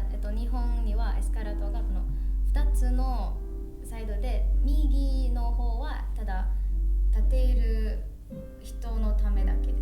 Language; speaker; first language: Japanese; non-native, learner; Indonesian